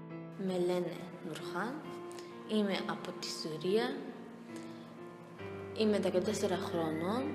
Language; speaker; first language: Greek; non-native, learner; Arabic